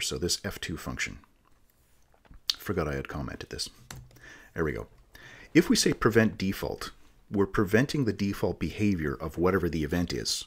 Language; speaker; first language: English; native; English